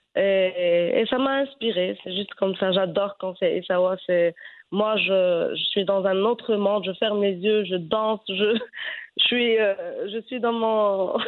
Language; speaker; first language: French; non-native, local second language; Arabic